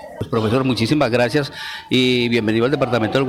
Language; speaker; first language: Spanish; native; Spanish